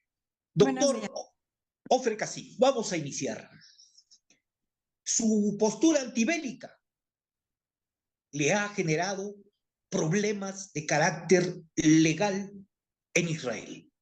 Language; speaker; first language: Spanish; native; Spanish